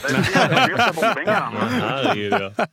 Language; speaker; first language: Norwegian; native; Norwegian